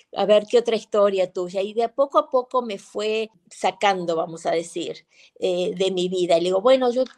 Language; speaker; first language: Spanish; native; Spanish